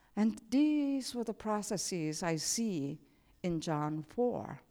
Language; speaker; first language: English; non-native, fluent; Korean